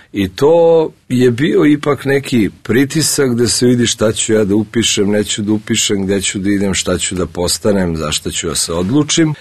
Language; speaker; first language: Serbian; early bilingual, other home language; Russian